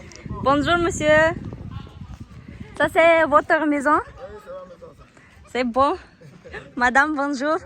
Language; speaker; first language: French; non-native, learner; Kazakh